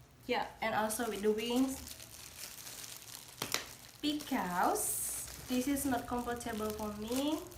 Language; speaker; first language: English; non-native, learner; Indonesian